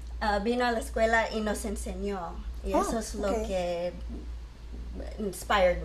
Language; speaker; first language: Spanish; early bilingual, heritage; English